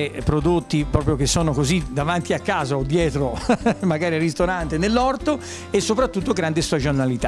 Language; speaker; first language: Italian; native; Italian